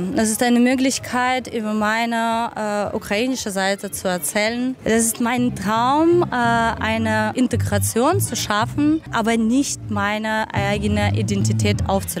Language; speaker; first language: German; non-native, fluent; Ukrainian